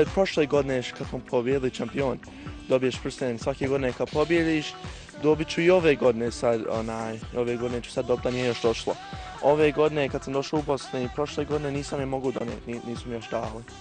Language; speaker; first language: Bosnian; early bilingual, heritage; Croatian